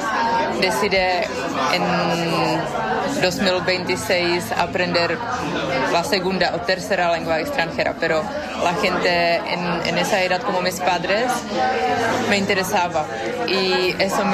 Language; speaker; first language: Spanish; non-native, fluent; Czech